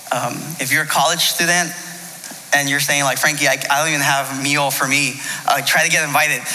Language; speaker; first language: English; native; English